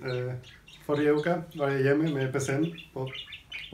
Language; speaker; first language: Norwegian; non-native, fluent; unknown